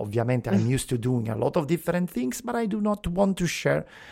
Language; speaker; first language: English; non-native, fluent; Italian